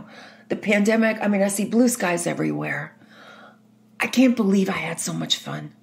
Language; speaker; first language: English; native; English